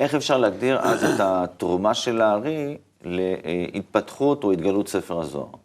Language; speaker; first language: Hebrew; native; Hebrew